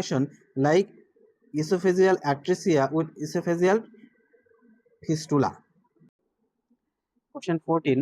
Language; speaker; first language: English; non-native, local second language; Bangla